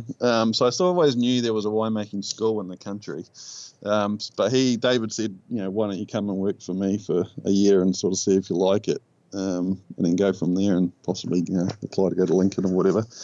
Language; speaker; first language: English; native; English